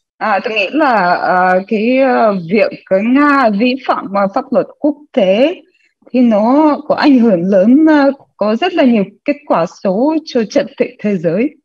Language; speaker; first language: Vietnamese; non-native, fluent; Ukrainian